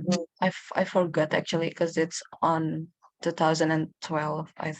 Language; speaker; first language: English; non-native, learner; Indonesian